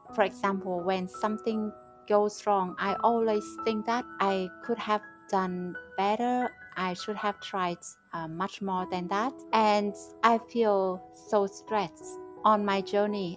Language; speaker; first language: English; non-native, fluent; Vietnamese